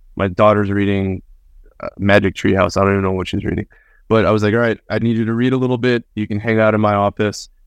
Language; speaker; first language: English; early bilingual, other home language; Spanish